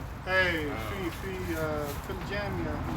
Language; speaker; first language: Arabic; non-native, fluent; English